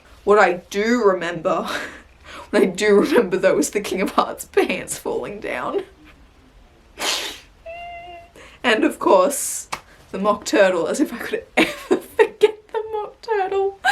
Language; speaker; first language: English; native; English